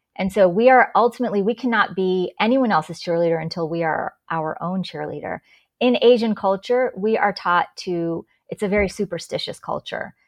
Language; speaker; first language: English; native; English